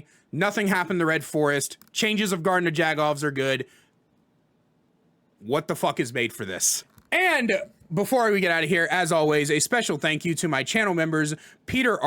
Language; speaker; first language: English; native; English